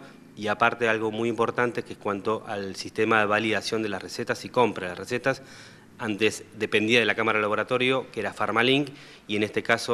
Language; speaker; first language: Spanish; native; Spanish